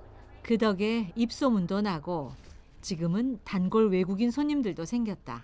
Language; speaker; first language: Korean; native; Korean